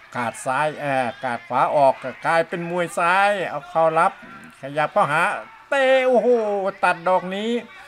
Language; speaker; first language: Thai; native; Thai